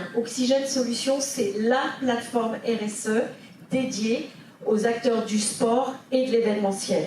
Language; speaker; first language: French; native; French